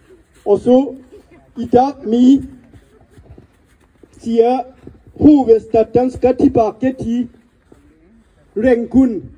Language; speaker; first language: Danish; non-native, learner; Burmese